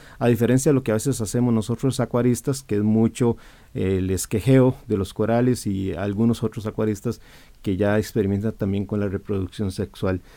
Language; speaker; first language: Spanish; native; Spanish